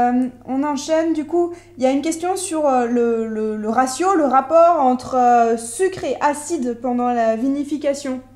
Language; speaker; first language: French; native; French